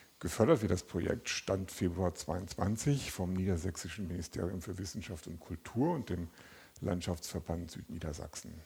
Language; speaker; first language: German; native; German